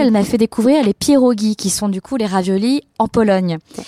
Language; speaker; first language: French; native; French